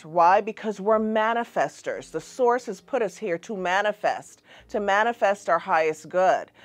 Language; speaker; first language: English; native; English